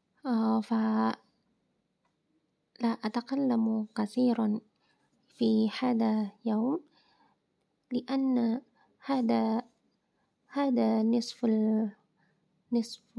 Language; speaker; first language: Arabic; non-native, learner; Indonesian